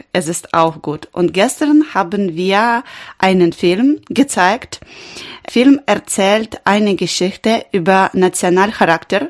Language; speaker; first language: German; non-native, learner; Ukrainian